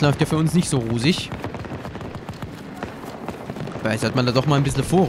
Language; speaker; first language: German; native; German